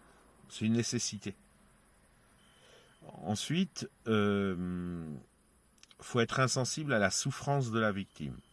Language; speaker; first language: French; native; French